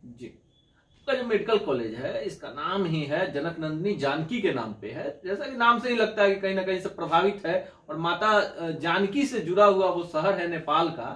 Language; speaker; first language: Hindi; native; Hindi